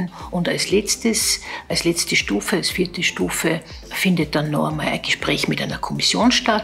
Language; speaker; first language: German; native; German